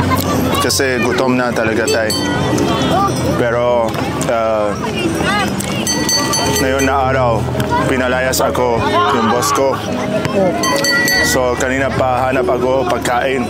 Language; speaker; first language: Filipino; non-native, learner; Arabic